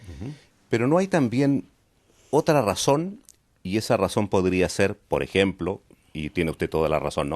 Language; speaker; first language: Spanish; native; Spanish